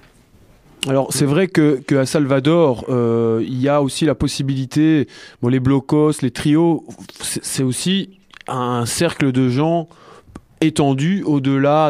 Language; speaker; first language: French; native; French